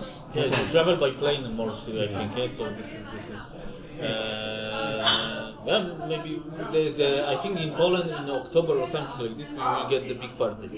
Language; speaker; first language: English; non-native, fluent; Polish